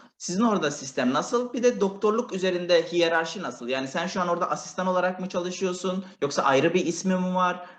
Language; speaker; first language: Turkish; native; Turkish